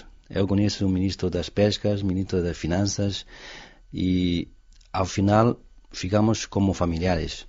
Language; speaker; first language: Portuguese; non-native, fluent; Chinese